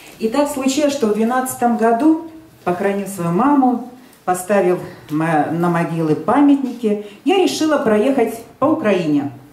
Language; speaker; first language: Russian; native; Russian